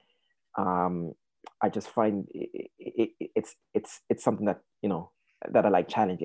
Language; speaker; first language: English; non-native, local second language; Shona